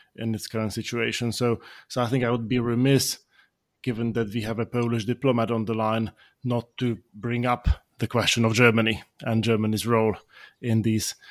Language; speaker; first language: English; non-native, fluent; Slovak